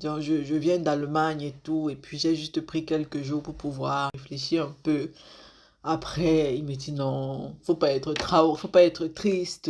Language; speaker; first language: French; native; French